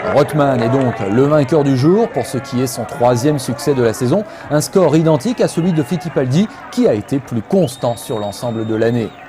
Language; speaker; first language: French; native; French